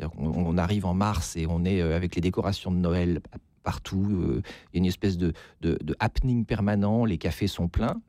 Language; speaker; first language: French; native; French